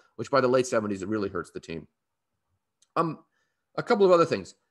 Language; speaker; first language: English; native; English